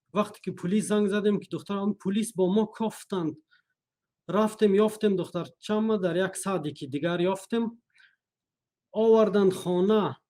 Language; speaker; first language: Persian; non-native, local second language; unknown